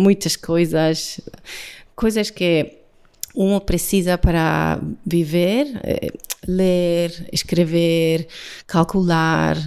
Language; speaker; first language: Portuguese; non-native, learner; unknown